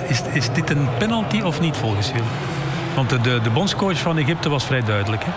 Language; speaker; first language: Dutch; native; Dutch